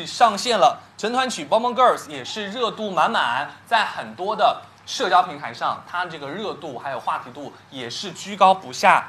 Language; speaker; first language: Chinese; native; Chinese